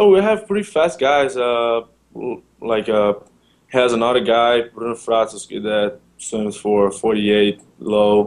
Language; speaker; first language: English; non-native, learner; Portuguese